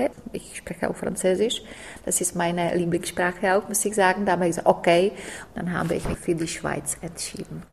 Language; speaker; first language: German; non-native, fluent; Czech